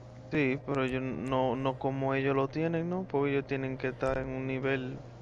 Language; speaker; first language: Spanish; native; Spanish